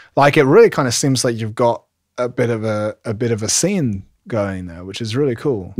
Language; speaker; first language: English; native; English